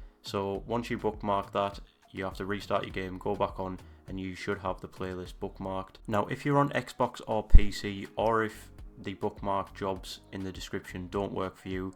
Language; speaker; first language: English; native; English